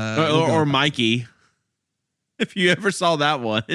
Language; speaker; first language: English; native; English